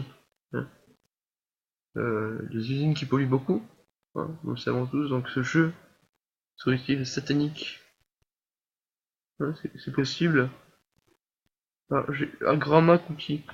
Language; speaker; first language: French; native; French